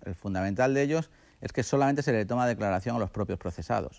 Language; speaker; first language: Spanish; native; Spanish